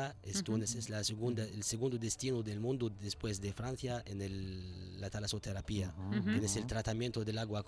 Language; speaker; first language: Spanish; non-native, fluent; Arabic